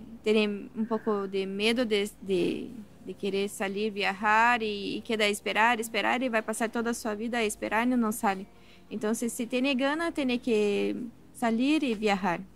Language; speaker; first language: Spanish; non-native, learner; Portuguese